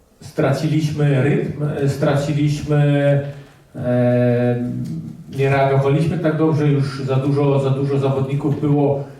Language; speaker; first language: Polish; early bilingual, heritage; Polish